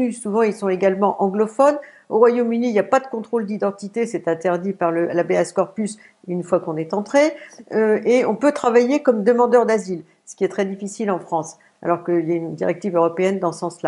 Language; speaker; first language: French; native; French